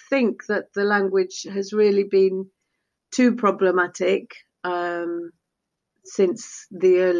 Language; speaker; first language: English; early bilingual, other home language; Spanish